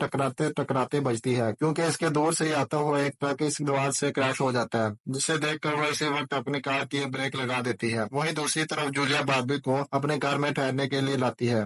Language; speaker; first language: Hindi; native; Hindi